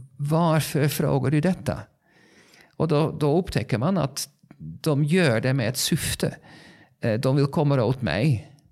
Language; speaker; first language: Swedish; non-native, fluent; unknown